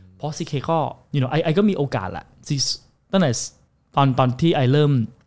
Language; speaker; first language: Thai; non-native, fluent; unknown